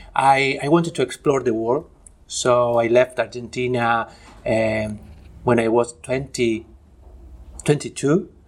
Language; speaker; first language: English; non-native, fluent; Spanish